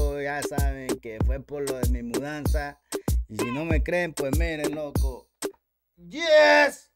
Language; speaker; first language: Spanish; native; Spanish